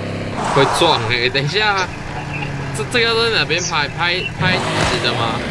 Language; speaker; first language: Chinese; native; Chinese